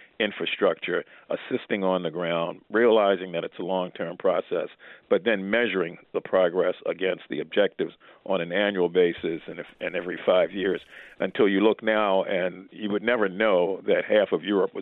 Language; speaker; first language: English; native; English